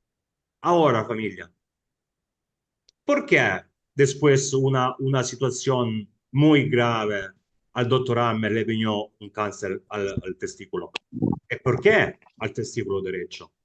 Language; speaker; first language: Spanish; non-native, fluent; Italian